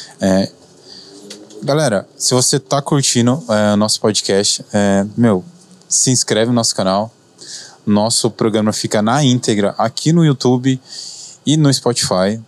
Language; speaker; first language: Portuguese; native; Portuguese